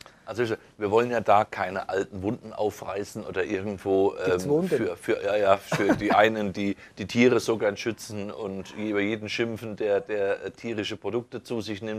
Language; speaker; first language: German; native; German